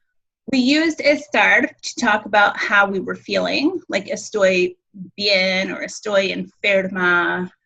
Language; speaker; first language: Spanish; non-native, fluent; English